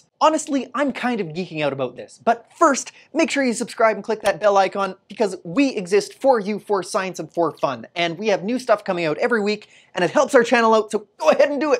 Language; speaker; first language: English; native; English